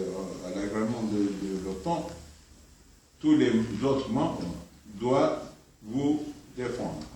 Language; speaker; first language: French; non-native, fluent; Turkish